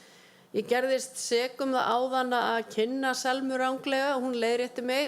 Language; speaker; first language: Icelandic; native; Icelandic